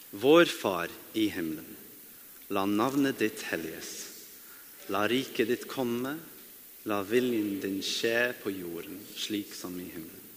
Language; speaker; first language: Norwegian; non-native, fluent; English